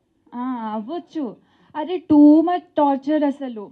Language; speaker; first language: Telugu; non-native, learner; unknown